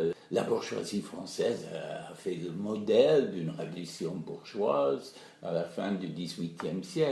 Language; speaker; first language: French; non-native, fluent; English